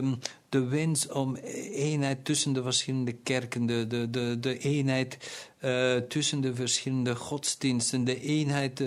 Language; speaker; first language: Dutch; non-native, local second language; German